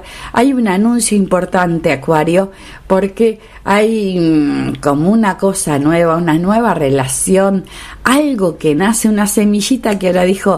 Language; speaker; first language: Spanish; native; Spanish